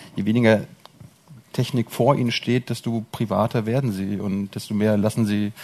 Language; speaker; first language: German; native; German